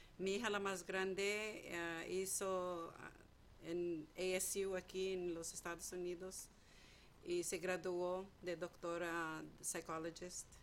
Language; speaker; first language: Spanish; non-native, fluent; Portuguese